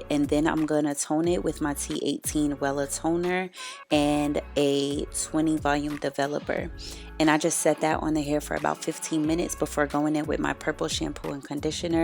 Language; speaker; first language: English; native; English